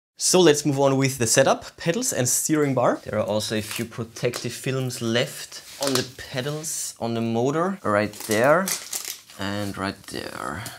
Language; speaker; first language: English; non-native, fluent; German